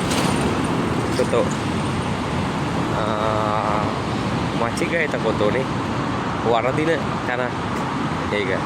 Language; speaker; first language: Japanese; non-native, learner; Sinhala